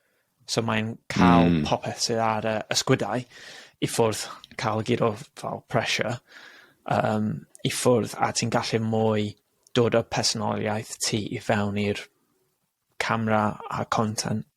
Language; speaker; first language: Welsh; non-native, local second language; English